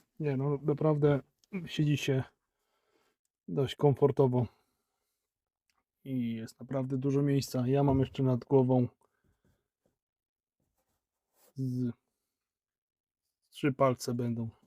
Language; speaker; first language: Polish; native; Polish